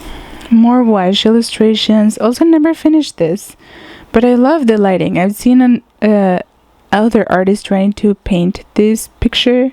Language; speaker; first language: English; non-native, fluent; Spanish